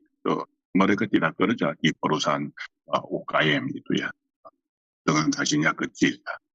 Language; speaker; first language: Indonesian; non-native, fluent; Korean